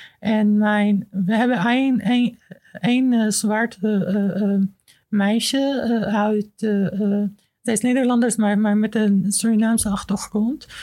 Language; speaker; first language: Dutch; non-native, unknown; Arabic